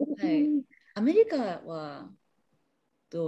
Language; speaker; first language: Japanese; non-native, learner; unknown